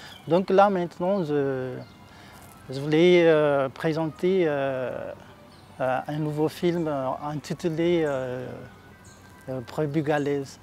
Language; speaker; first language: French; non-native, local second language; Malagasy